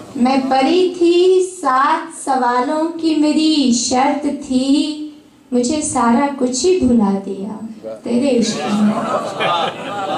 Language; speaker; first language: Urdu; native; Urdu